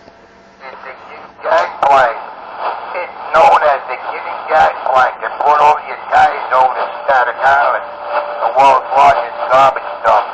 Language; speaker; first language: English; native; English